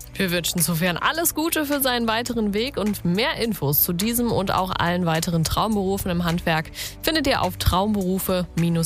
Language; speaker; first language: German; native; German